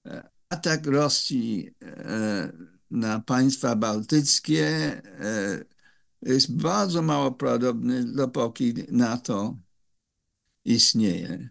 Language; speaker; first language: Polish; non-native, fluent; English